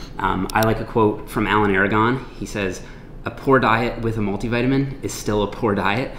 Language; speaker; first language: English; native; English